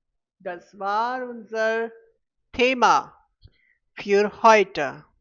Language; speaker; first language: German; non-native, fluent; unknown